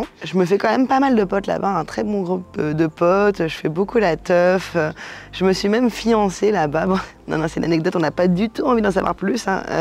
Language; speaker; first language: French; native; French